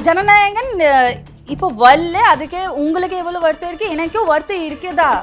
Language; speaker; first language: Tamil; non-native, local second language; Bangla